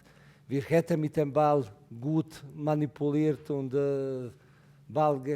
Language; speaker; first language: German; non-native, fluent; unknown